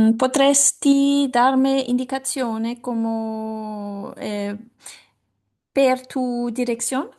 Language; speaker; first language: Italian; non-native, learner; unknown